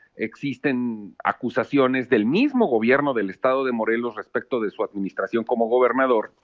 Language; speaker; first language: Spanish; native; Spanish